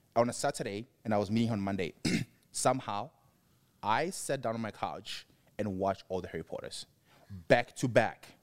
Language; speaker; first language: English; non-native, local second language; Tswana